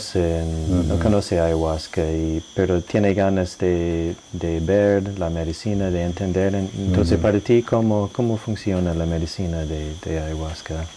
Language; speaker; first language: Spanish; non-native, fluent; English